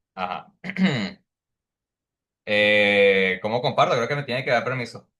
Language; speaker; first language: Spanish; native; Spanish